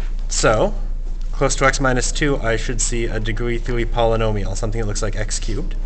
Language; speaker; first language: English; native; English